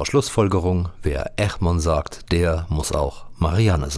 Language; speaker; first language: German; native; German